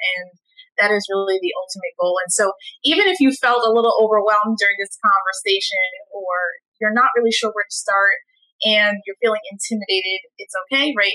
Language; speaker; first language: English; native; English